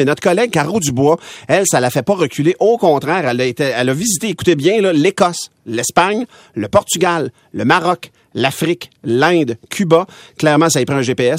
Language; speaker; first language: French; native; French